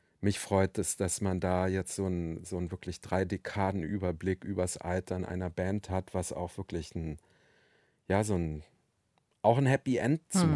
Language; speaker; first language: German; native; German